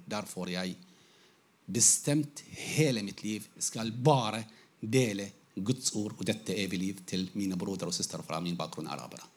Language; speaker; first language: Norwegian; non-native, fluent; Arabic